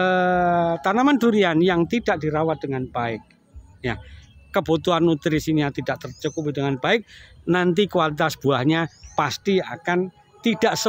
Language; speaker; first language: Indonesian; native; Indonesian